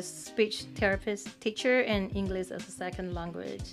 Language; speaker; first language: English; non-native, local second language; Pampanga